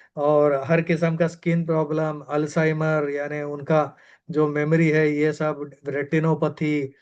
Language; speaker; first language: Hindi; non-native, local second language; Malayalam